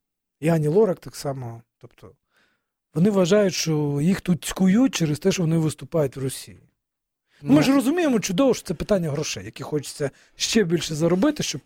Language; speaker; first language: Ukrainian; native; Ukrainian